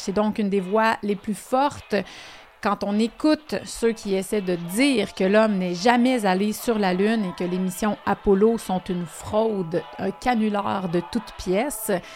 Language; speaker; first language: French; native; French